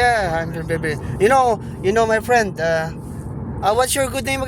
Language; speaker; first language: English; non-native, local second language; Filipino